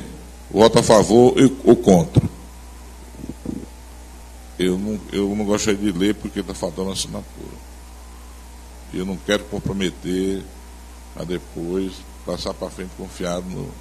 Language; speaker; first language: Portuguese; native; Portuguese